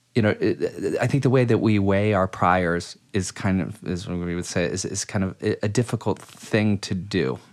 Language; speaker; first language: English; native; English